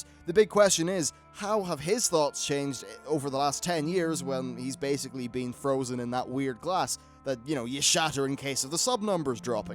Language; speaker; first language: English; native; English